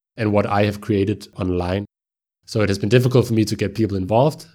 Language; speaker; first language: English; non-native, fluent; Danish